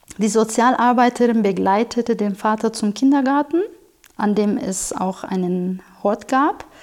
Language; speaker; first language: German; non-native, fluent; Turkish